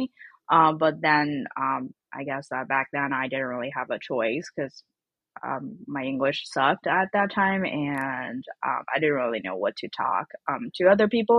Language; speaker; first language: English; non-native, fluent; Chinese